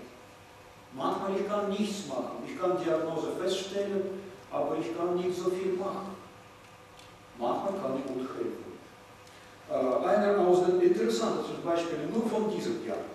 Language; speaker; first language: German; non-native, fluent; Russian